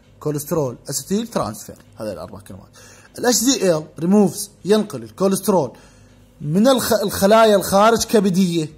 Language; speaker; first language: Arabic; native; Arabic